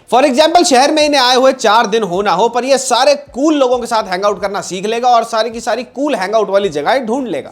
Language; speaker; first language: Hindi; native; Hindi